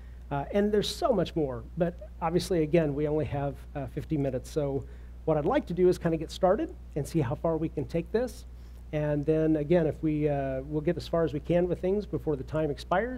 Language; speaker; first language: English; native; English